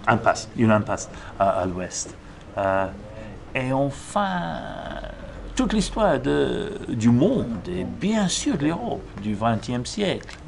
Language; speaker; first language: French; non-native, fluent; English